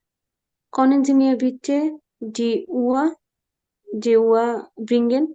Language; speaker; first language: German; non-native, learner; Bangla